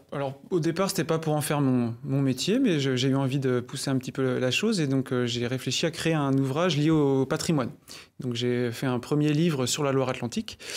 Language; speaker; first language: French; native; French